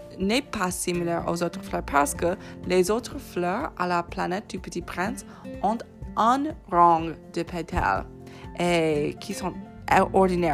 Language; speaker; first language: French; non-native, fluent; English